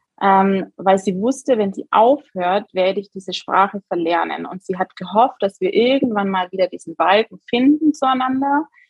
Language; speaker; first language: German; native; German